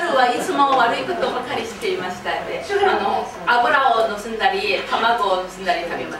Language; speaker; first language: Japanese; non-native, fluent; Chinese